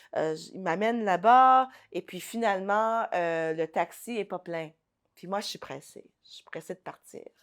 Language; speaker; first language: French; early bilingual, other home language; Haitian Creole